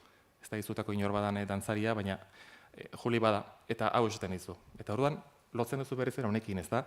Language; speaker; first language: Basque; native; Basque